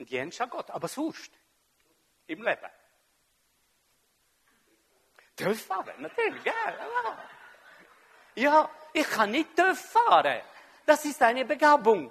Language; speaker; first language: German; non-native, fluent; French